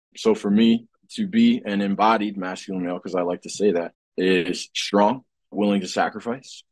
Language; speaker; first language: English; native; English